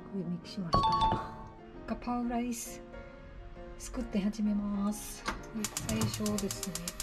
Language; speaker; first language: Japanese; non-native, learner; Lao